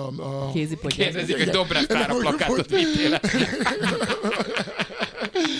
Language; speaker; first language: Hungarian; native; Hungarian